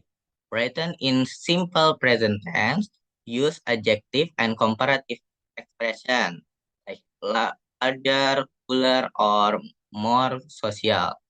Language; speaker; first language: English; non-native, learner; Indonesian